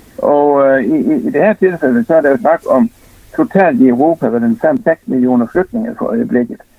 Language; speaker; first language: Danish; native; Danish